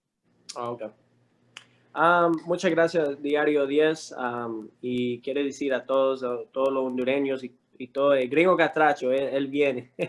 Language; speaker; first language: Spanish; early bilingual, heritage; Spanish